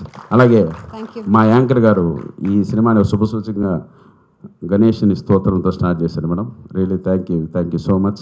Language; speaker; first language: Telugu; native; Telugu